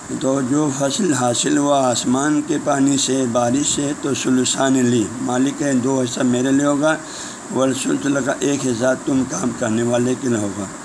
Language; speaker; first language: Urdu; non-native, local second language; Balti